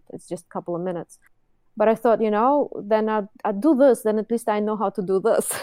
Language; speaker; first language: English; non-native, fluent; Russian